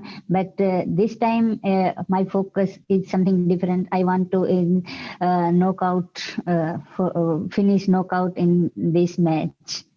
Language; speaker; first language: English; non-native, learner; Hindi